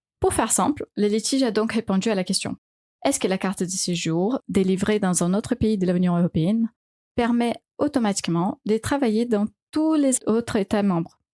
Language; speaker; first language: French; non-native, fluent; Portuguese